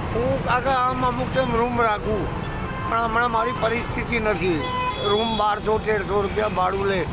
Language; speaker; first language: Gujarati; non-native, local second language; Sindhi